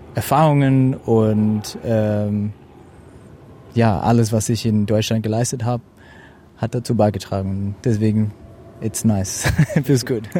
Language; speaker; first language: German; non-native, fluent; English